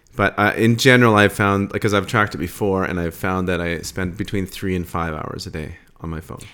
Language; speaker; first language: English; native; English